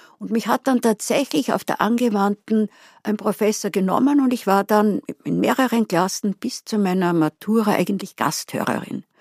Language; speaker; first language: German; native; German